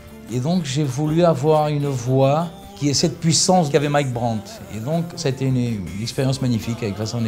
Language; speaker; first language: French; early bilingual, other home language; Portuguese